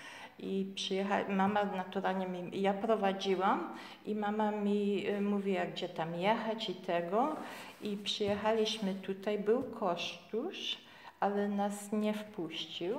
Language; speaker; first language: Polish; early bilingual, heritage; Polish